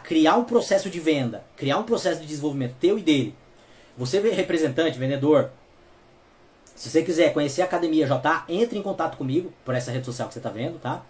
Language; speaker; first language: Portuguese; native; Portuguese